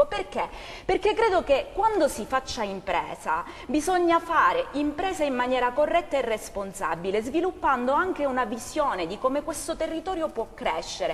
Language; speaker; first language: Italian; native; Italian